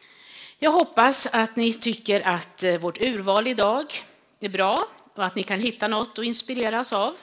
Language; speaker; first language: Swedish; native; Swedish